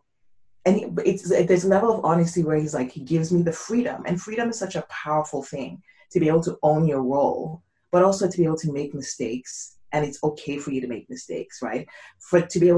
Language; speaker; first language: English; non-native, local second language; Yoruba